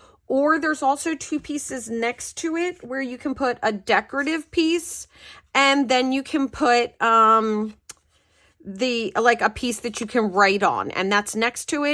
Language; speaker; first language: English; native; English